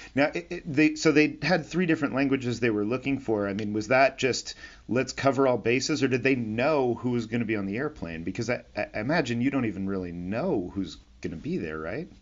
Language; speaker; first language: English; native; English